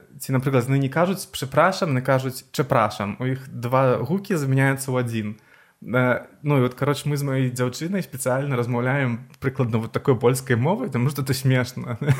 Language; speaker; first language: Belarusian; non-native, local second language; Russian